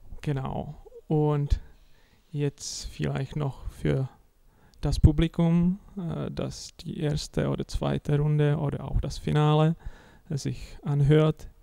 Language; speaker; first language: German; non-native, fluent; Czech